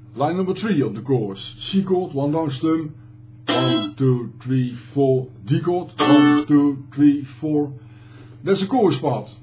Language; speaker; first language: English; non-native, fluent; Dutch